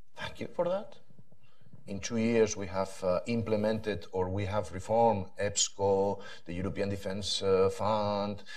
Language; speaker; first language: English; non-native, fluent; Spanish